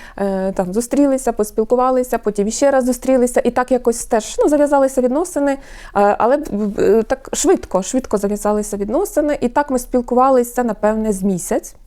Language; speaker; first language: Ukrainian; non-native, local second language; Russian